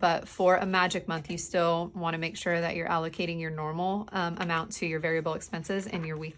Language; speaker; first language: English; native; English